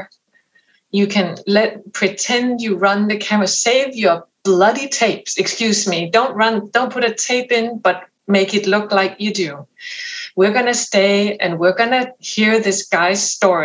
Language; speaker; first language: English; non-native, fluent; Danish